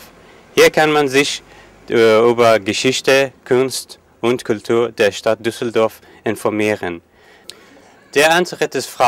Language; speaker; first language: German; non-native, learner; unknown